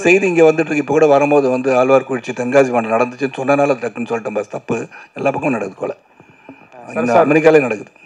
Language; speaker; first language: Tamil; native; Tamil